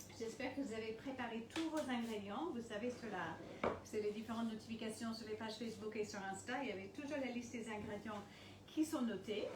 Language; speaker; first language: French; non-native, fluent; English